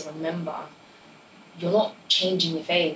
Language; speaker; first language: English; native; English